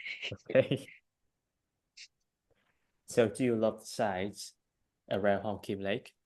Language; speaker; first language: English; non-native, fluent; Vietnamese